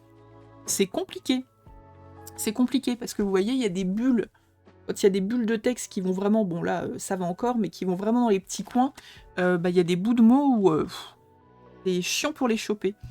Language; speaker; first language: French; native; French